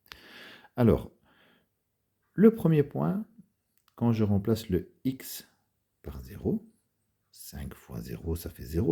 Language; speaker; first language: French; native; French